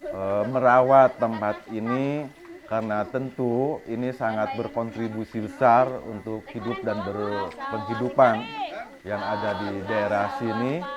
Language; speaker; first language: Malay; non-native, local second language; Sundanese